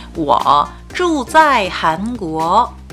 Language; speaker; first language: Chinese; non-native, fluent; Korean